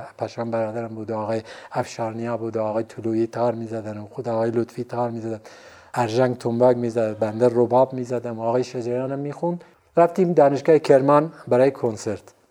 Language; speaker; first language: Persian; non-native, local second language; Central Kurdish